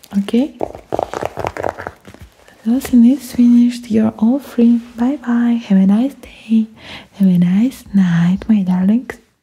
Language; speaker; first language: English; non-native, fluent; Ukrainian